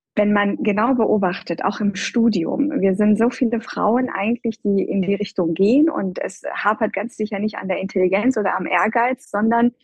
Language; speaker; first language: German; non-native, fluent; Persian